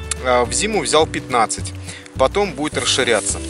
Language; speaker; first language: Russian; native; Russian